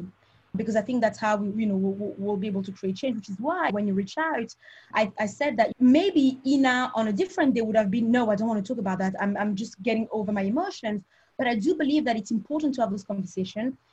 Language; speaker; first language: English; non-native, local second language; French